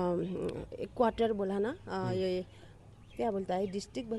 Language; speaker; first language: Hindi; non-native, learner; Nepali